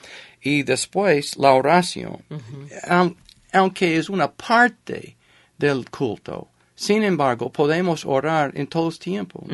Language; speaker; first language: Spanish; non-native, fluent; English